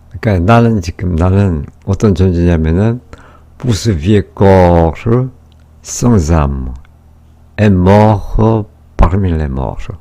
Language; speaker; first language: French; non-native, fluent; Korean